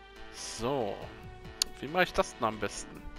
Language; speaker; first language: German; native; German